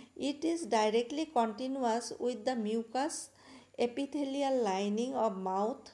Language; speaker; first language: English; non-native, local second language; Assamese